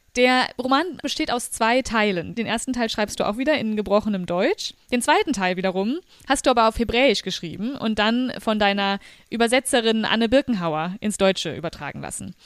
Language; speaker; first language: German; native; German